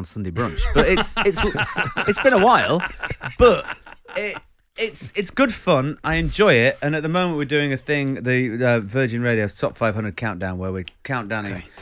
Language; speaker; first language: English; native; English